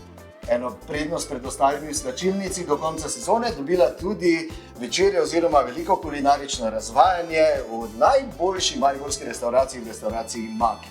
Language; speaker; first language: Slovenian; native; Slovenian